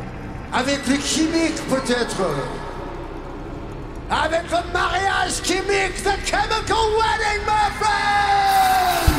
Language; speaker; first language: French; non-native, learner; English